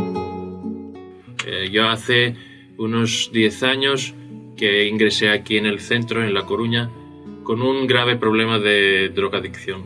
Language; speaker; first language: Spanish; non-native, fluent; Greek